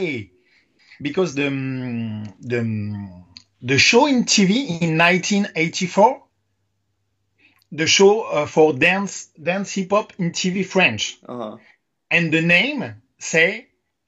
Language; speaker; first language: English; non-native, learner; French